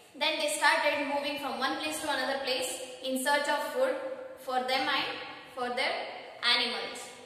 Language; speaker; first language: English; non-native, local second language; Kannada